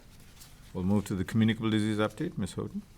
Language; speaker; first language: English; native; English